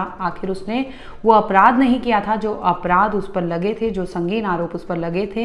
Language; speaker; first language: Hindi; native; Hindi